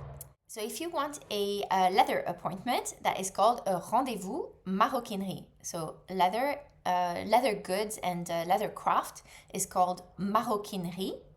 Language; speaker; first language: English; non-native, fluent; French